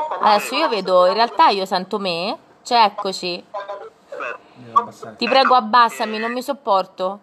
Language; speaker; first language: Italian; native; Italian